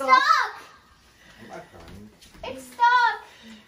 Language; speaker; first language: English; early bilingual, other home language; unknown